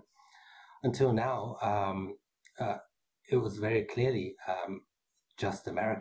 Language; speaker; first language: English; native; English